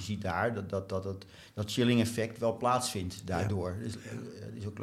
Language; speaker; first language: Dutch; native; Dutch